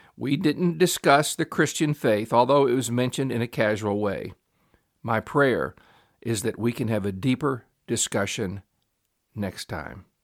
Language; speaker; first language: English; native; English